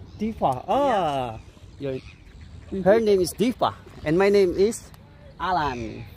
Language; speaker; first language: English; non-native, local second language; Filipino